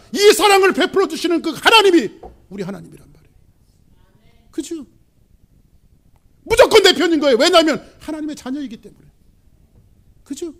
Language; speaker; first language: Korean; native; Korean